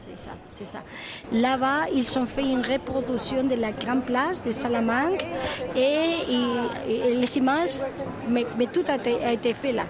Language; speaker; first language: French; non-native, fluent; Spanish